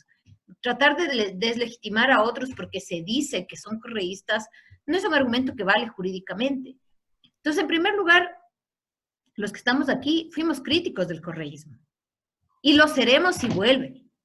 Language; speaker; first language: Spanish; native; Spanish